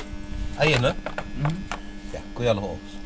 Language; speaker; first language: Spanish; native; Spanish